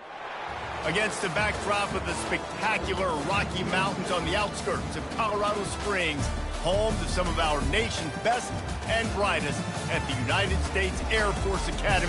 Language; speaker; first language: English; native; English